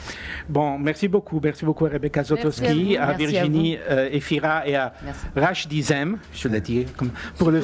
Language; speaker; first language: French; non-native, fluent; Italian